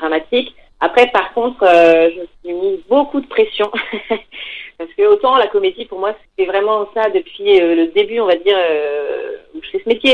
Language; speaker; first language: French; native; French